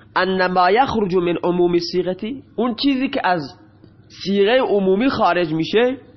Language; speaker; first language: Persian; non-native, local second language; Baluchi